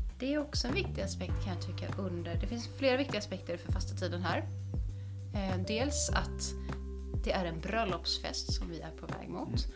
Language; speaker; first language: Swedish; native; Swedish